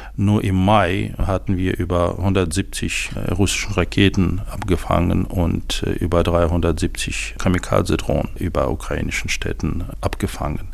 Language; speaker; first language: German; non-native, fluent; Ukrainian